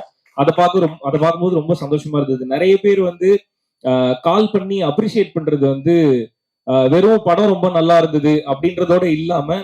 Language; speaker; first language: Tamil; native; Tamil